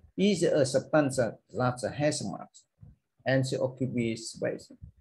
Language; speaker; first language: English; non-native, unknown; Vietnamese